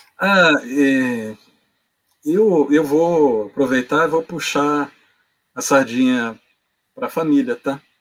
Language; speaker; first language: Portuguese; native; Portuguese